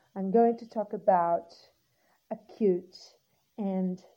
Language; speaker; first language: English; non-native, fluent; Portuguese